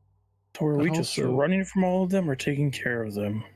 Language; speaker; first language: English; native; English